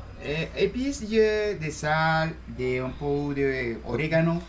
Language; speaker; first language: French; non-native, learner; Spanish